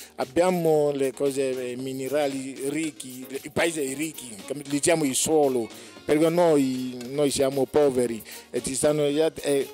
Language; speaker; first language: Italian; non-native, fluent; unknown